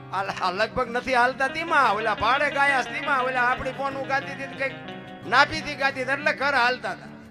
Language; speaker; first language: Gujarati; native; Gujarati